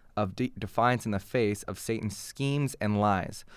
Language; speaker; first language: English; native; English